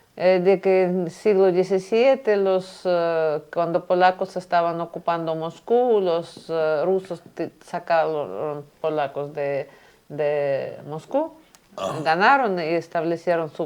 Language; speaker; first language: Spanish; non-native, fluent; Russian